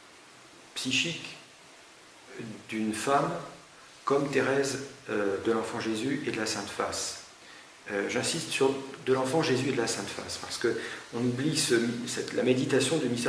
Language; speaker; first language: French; native; French